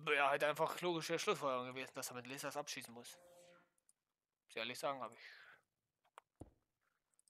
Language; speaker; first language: German; native; German